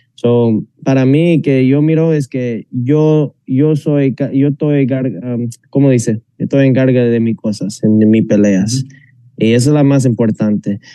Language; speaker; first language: Spanish; non-native, fluent; English